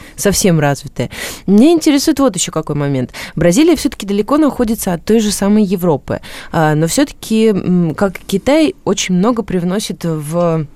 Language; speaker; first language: Russian; native; Russian